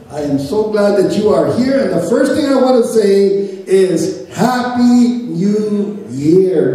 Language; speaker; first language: English; early bilingual, other home language; Spanish